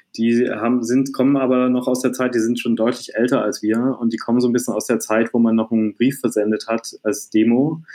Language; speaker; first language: German; native; German